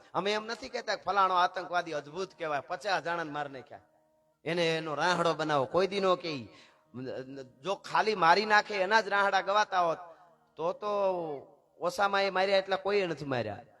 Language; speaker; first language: Gujarati; native; Gujarati